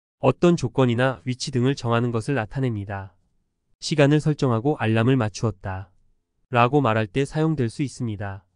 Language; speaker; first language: Korean; native; Korean